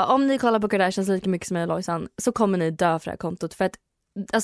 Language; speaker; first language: Swedish; native; Swedish